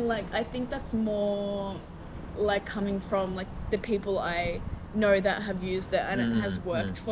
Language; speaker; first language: English; non-native, fluent; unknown